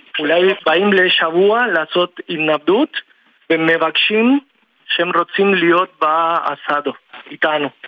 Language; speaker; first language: Hebrew; non-native, learner; Spanish